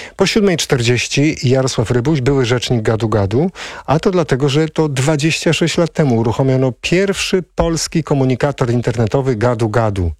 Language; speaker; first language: Polish; native; Polish